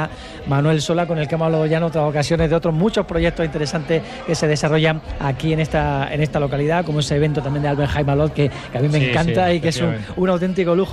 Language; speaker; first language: Spanish; native; Spanish